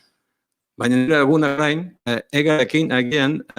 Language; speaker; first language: Basque; non-native, learner; English